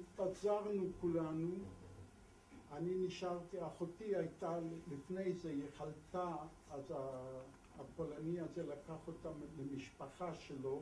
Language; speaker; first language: Hebrew; non-native, fluent; Polish